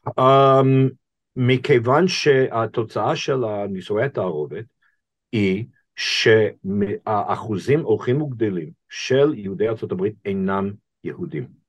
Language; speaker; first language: Hebrew; non-native, fluent; English